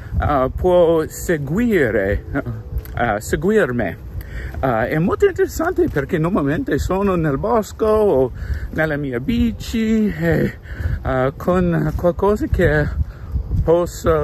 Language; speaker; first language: Italian; non-native, learner; English